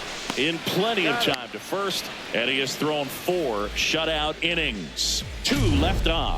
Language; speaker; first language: English; native; English